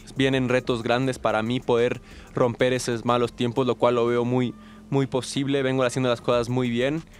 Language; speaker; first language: Spanish; native; Spanish